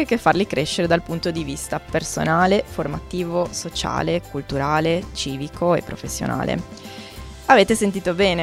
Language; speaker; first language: Italian; native; Italian